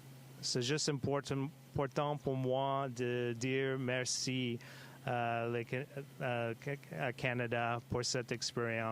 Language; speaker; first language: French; non-native, local second language; English